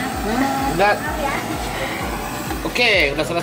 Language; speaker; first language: Indonesian; non-native, fluent; Japanese